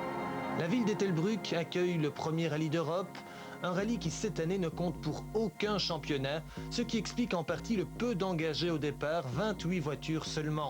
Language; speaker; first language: French; native; French